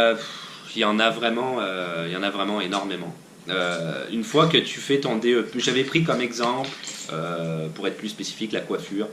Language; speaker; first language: French; native; French